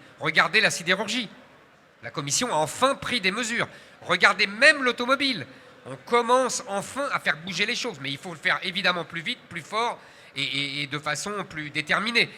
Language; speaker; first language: French; native; French